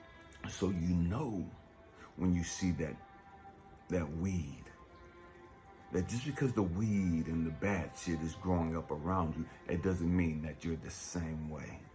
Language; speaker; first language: English; native; English